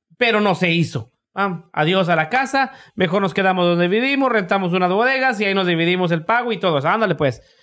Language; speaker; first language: Spanish; native; Spanish